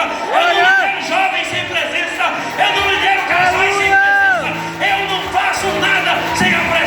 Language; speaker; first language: Portuguese; native; Portuguese